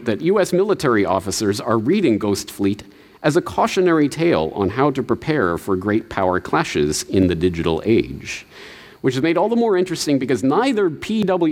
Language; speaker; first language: English; native; English